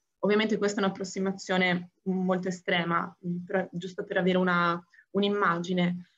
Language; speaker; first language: Italian; native; Italian